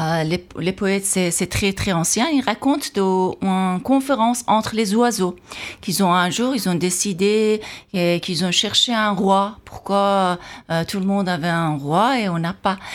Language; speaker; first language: French; non-native, fluent; Persian